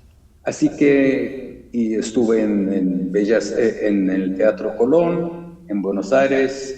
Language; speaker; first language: Spanish; early bilingual, heritage; German